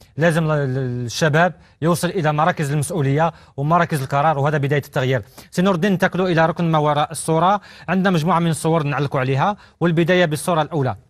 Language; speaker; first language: Arabic; native; Arabic